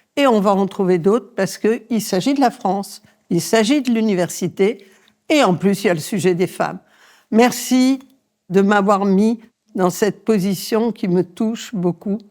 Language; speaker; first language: French; early bilingual, other home language; Spanish